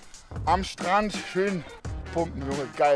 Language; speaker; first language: German; native; German